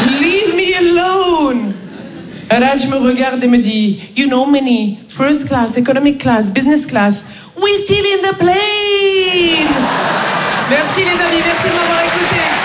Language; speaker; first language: French; native; French